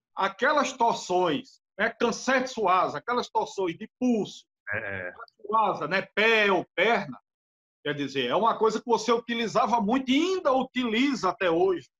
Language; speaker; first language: Portuguese; native; Portuguese